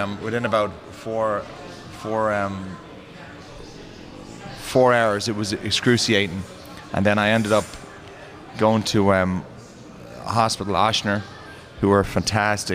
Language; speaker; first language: English; native; English